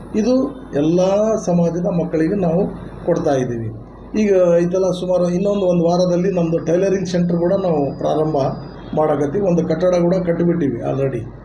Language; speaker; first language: Kannada; non-native, local second language; Urdu